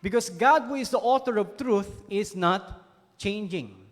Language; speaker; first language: English; non-native, local second language; Filipino